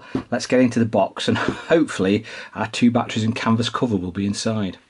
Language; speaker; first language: English; native; English